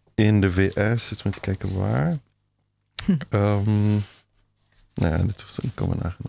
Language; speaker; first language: Dutch; non-native, fluent; Swiss German